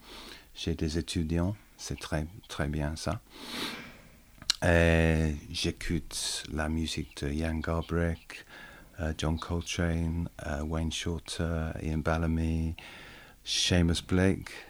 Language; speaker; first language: French; non-native, learner; English